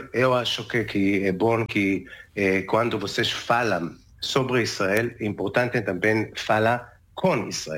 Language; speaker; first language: Portuguese; non-native, learner; Hebrew